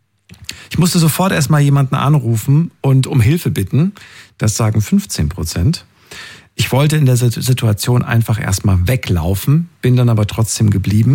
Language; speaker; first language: German; native; German